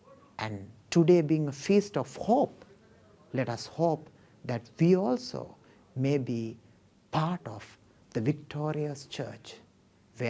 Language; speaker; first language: English; non-native, local second language; Sinhala